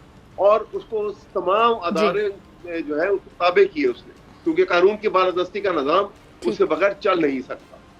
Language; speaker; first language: Urdu; native; Urdu